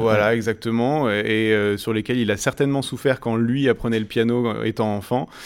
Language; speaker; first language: French; native; French